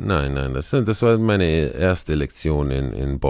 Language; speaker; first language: German; non-native, fluent; Croatian